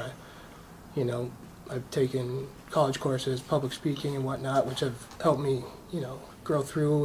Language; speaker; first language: English; native; English